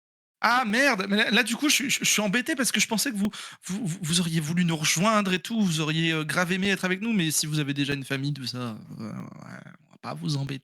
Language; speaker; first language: French; native; French